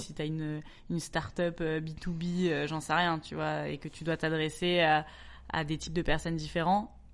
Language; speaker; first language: French; native; French